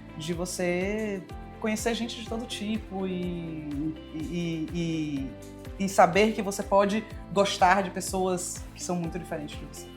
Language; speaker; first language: Portuguese; early bilingual, heritage; Portuguese